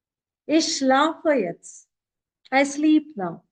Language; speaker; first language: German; non-native, fluent; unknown